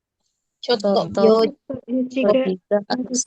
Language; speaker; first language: Japanese; non-native, learner; Indonesian